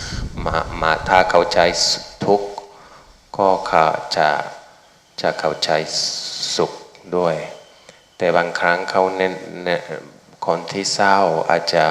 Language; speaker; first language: Thai; non-native, fluent; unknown